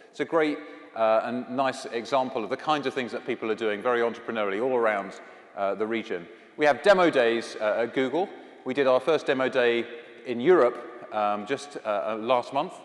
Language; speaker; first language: English; native; English